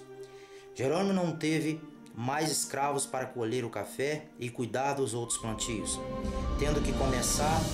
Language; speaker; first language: Portuguese; native; Portuguese